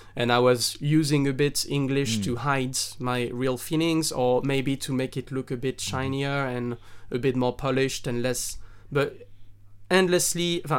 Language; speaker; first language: English; non-native, fluent; French